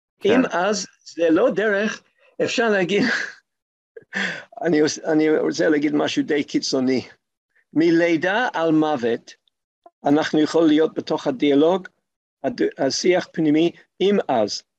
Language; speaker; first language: Hebrew; non-native, fluent; English